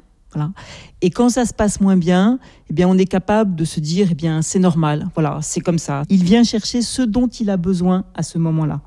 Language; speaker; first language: French; native; French